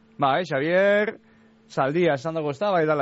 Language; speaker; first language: Basque; native; Basque